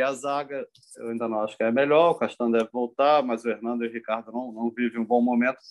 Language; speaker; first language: Portuguese; native; Portuguese